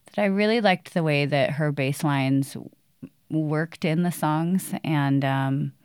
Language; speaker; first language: English; native; English